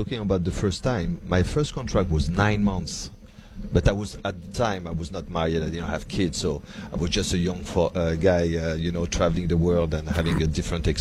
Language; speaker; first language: English; non-native, fluent; French